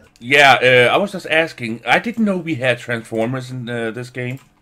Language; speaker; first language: English; non-native, fluent; Danish